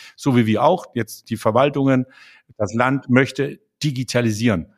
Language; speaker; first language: German; non-native, fluent; Danish